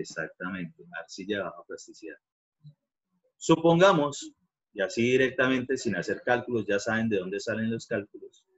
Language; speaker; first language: Spanish; native; Spanish